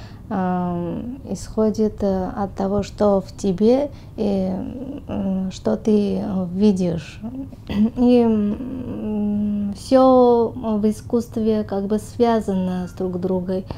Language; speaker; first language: Russian; non-native, fluent; Armenian